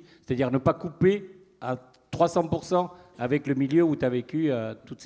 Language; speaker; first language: French; native; French